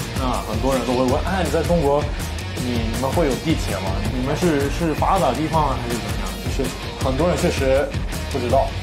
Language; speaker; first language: Chinese; non-native, fluent; Italian